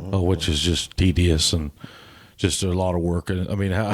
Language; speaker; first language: English; native; English